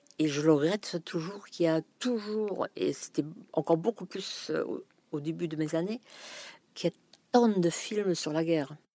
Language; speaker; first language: French; non-native, fluent; German